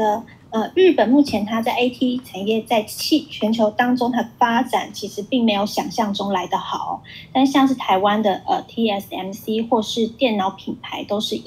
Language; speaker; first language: Chinese; native; Chinese